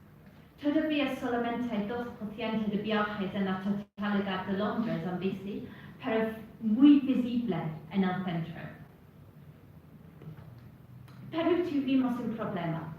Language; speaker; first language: Spanish; non-native, fluent; English